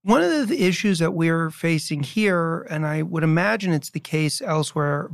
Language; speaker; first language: English; native; English